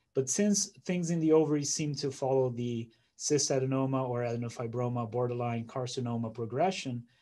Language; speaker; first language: English; non-native, fluent; Portuguese